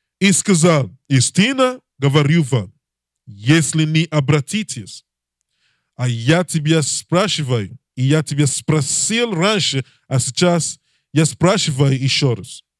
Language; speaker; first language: Russian; non-native, learner; English